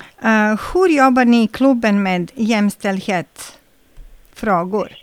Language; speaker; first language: Swedish; non-native, fluent; Serbian